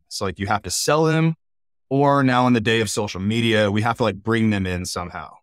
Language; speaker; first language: English; native; English